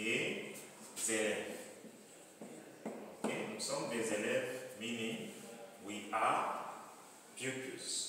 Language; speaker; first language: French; non-native, fluent; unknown